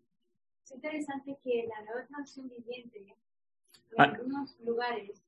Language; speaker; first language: Spanish; non-native, learner; English